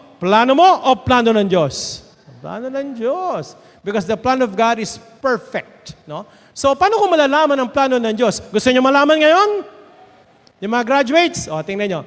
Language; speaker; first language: Filipino; native; Filipino